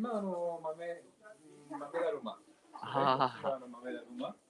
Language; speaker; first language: Japanese; non-native, learner; Spanish